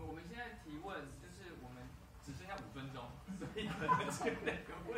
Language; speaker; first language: Chinese; native; Chinese